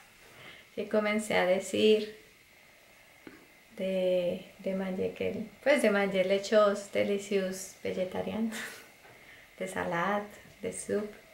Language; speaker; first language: French; non-native, learner; Spanish